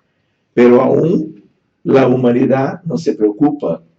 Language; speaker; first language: Spanish; non-native, fluent; Portuguese